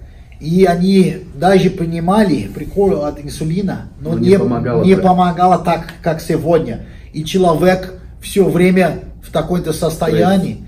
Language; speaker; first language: Russian; non-native, learner; Portuguese